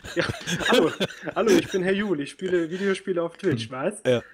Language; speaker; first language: German; native; German